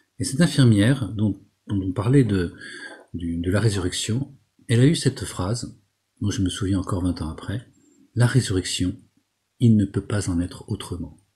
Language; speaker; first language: French; native; French